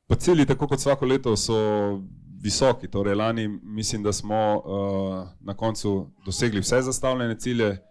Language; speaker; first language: Slovenian; native; Slovenian